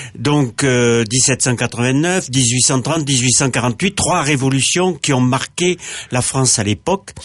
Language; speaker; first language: French; native; French